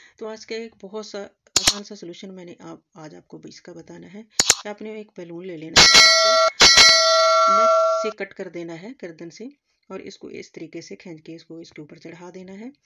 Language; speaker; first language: Hindi; native; Hindi